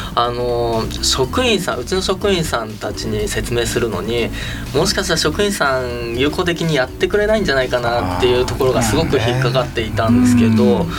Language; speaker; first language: Japanese; native; Japanese